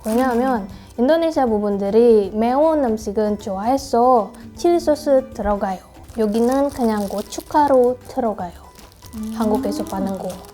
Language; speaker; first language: Korean; non-native, learner; Indonesian